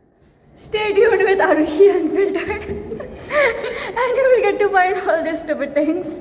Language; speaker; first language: English; non-native, local second language; Hindi